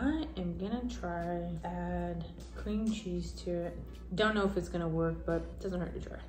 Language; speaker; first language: English; native; English